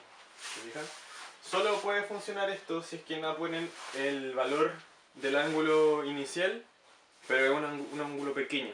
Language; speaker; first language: Spanish; native; Spanish